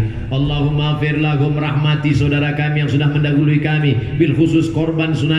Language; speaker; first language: Indonesian; native; Indonesian